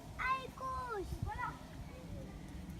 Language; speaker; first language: French; native; French